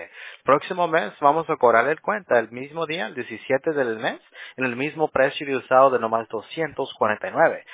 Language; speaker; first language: Spanish; non-native, learner; English